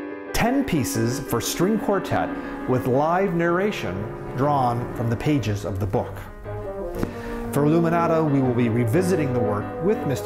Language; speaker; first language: English; native; English